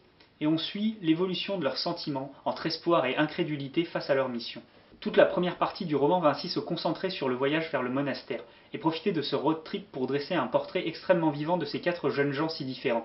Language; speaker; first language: French; native; French